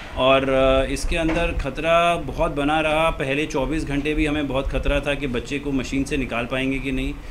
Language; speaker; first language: Hindi; native; Hindi